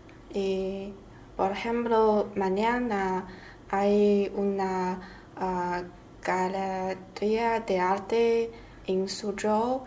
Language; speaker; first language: Spanish; non-native, learner; Chinese